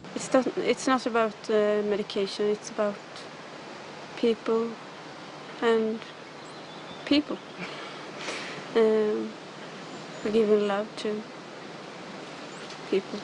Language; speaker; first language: English; non-native, learner; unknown